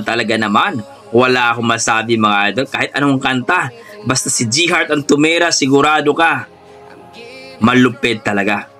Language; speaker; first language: Filipino; native; Filipino